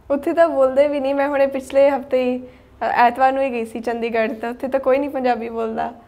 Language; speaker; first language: Punjabi; early bilingual, heritage; Punjabi